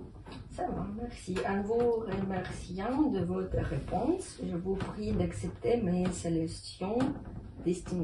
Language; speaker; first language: French; non-native, learner; Ukrainian